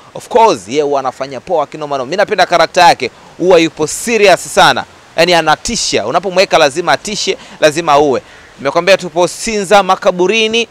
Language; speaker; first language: Swahili; native; Swahili